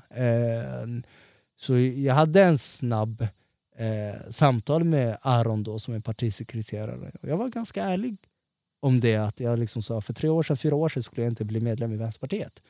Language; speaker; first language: Swedish; early bilingual, other home language; Somali